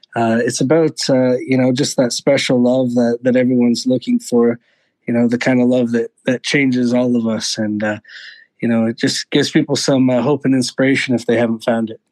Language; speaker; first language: English; native; English